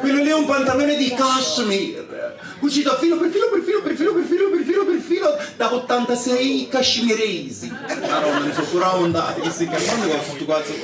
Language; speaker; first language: Italian; native; Italian